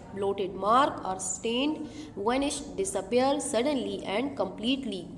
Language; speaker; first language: English; non-native, local second language; Urdu